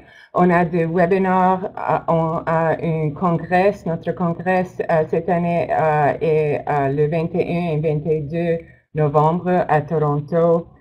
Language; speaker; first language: French; non-native, learner; English